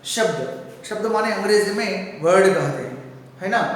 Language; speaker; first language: Hindi; non-native, local second language; Telugu